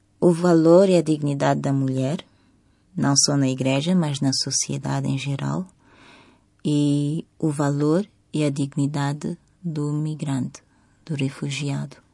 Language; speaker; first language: Portuguese; native; Portuguese